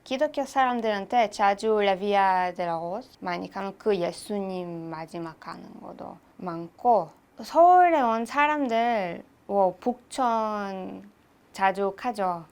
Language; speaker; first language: Korean; non-native, learner; Hebrew